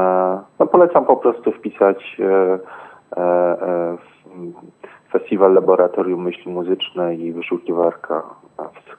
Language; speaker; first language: Polish; native; Polish